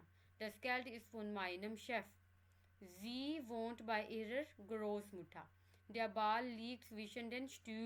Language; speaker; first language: German; non-native, fluent; Urdu